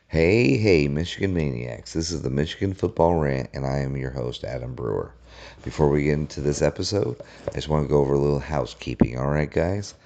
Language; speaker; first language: English; native; English